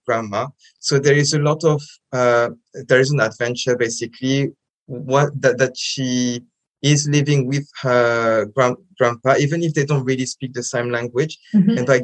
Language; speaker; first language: English; non-native, fluent; French